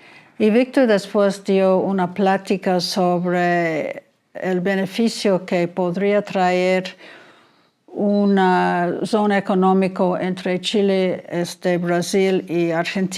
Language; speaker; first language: Spanish; non-native, fluent; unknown